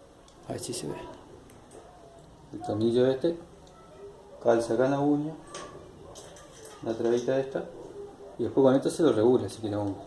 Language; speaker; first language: Spanish; native; Spanish